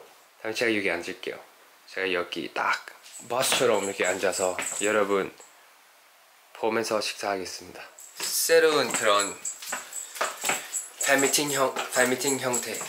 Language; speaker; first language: Korean; non-native, fluent; Thai